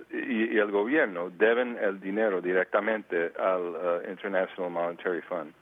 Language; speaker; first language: Spanish; early bilingual, heritage; Spanish